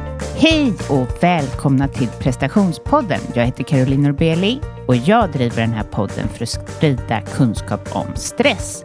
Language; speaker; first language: Swedish; native; Swedish